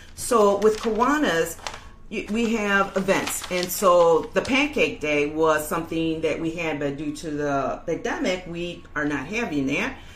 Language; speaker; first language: English; early bilingual, other home language; Spanish